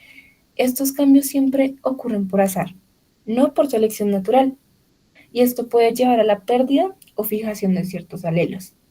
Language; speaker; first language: Spanish; native; Spanish